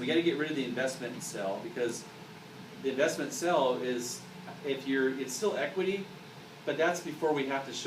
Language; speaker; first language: English; native; English